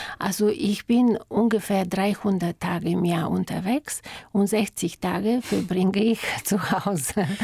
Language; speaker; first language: German; non-native, fluent; Bulgarian